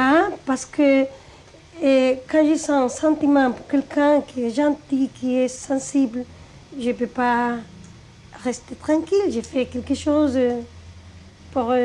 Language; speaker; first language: French; non-native, fluent; Spanish